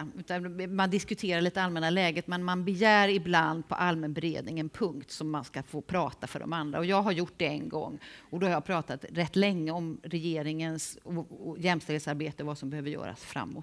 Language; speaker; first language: Swedish; native; Swedish